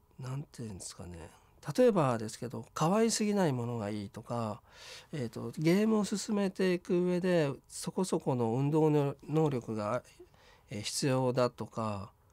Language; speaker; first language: Japanese; native; Japanese